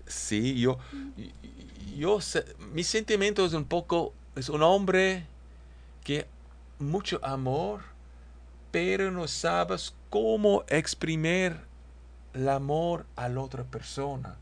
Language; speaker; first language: Spanish; non-native, learner; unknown